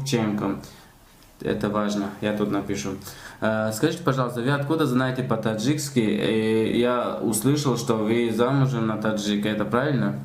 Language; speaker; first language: Russian; non-native, learner; Tajik